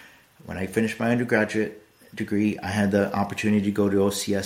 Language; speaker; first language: English; native; English